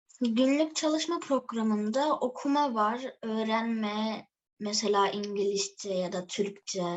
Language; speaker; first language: Turkish; early bilingual, heritage; Turkish